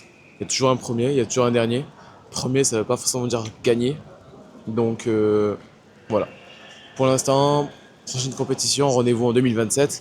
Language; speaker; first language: French; native; French